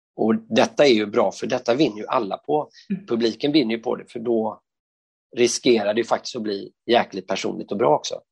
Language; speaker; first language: Swedish; native; Swedish